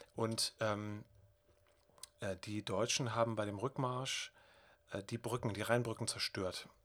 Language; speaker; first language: German; native; German